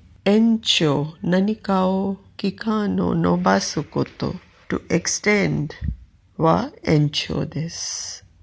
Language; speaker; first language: Japanese; non-native, fluent; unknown